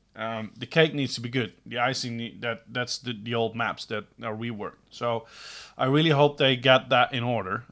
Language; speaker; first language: English; non-native, fluent; Dutch